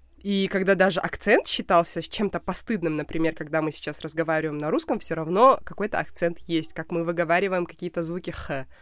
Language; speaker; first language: Russian; non-native, local second language; Kazakh